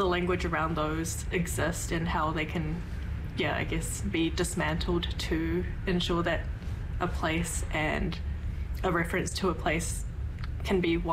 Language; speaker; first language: English; native; English